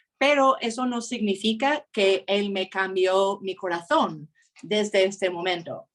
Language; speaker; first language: Spanish; non-native, fluent; English